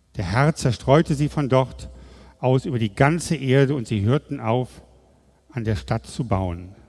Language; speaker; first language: German; native; German